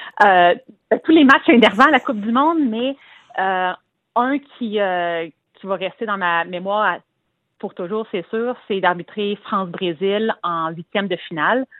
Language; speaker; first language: French; native; French